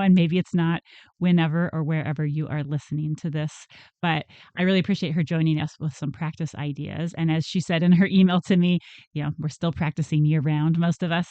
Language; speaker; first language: English; native; English